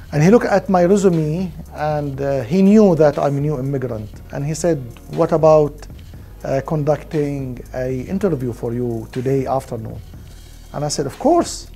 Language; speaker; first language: English; non-native, fluent; Arabic